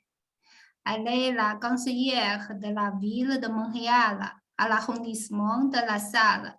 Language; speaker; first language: French; non-native, fluent; Chinese